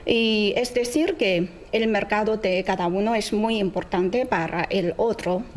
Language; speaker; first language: Spanish; non-native, fluent; Chinese